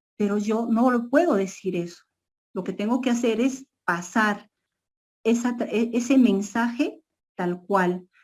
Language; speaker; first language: Spanish; non-native, local second language; Quechua